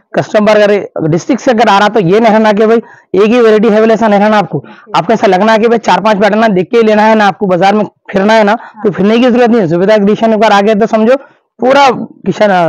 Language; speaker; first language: Hindi; non-native, local second language; Urdu